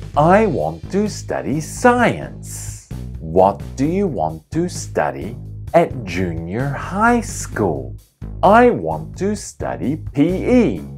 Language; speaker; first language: English; native; English